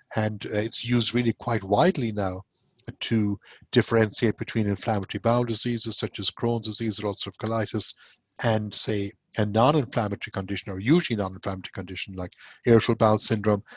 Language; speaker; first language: English; native; English